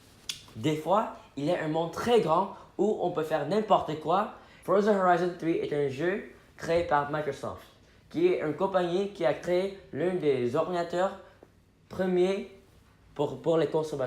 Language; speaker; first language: French; non-native, fluent; English